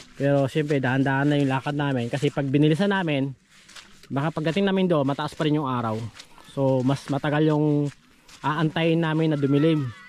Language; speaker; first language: Filipino; non-native, local second language; Kinaray-a